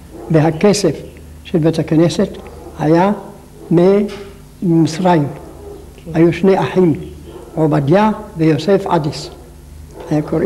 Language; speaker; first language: Hebrew; non-native, local second language; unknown